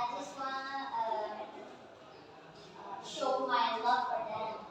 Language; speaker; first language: English; non-native, learner; Indonesian